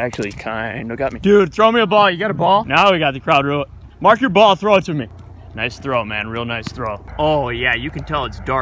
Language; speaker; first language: English; native; English